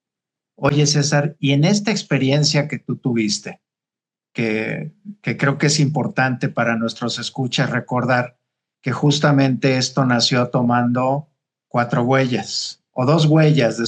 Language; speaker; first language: Spanish; native; Spanish